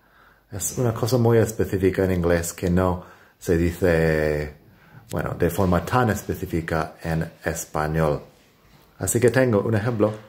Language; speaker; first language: Spanish; non-native, fluent; English